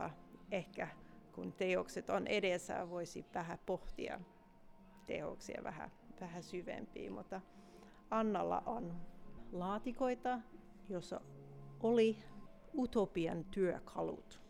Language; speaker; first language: Finnish; non-native, fluent; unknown